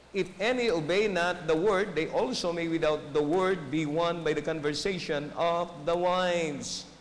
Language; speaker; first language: English; non-native, local second language; Filipino